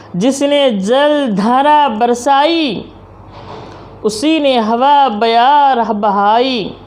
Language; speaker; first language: Hindi; non-native, local second language; Telugu